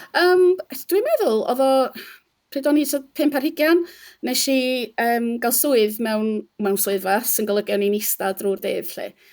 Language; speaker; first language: Welsh; native; Welsh